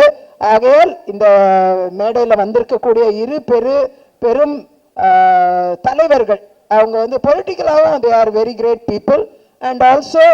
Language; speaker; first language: Tamil; native; Tamil